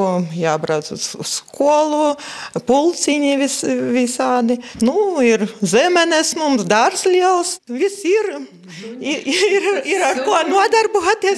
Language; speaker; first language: Latvian; non-native, local second language; Russian